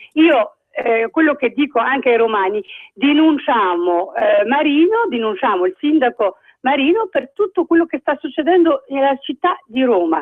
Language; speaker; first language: Italian; non-native, fluent; Arabic